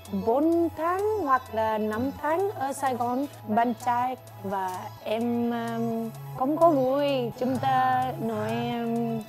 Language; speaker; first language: Vietnamese; non-native, learner; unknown